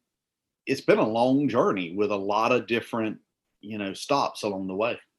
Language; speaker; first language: English; native; English